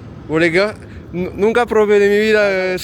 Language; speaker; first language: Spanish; non-native, learner; French